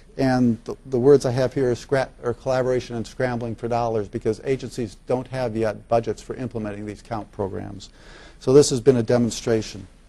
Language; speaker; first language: English; native; English